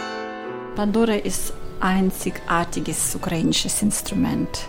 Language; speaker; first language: German; non-native, learner; Ukrainian